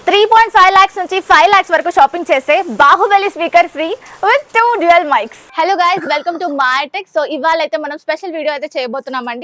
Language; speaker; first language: Telugu; native; Telugu